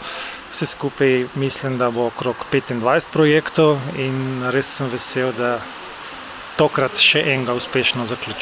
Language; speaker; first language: Slovenian; native; Slovenian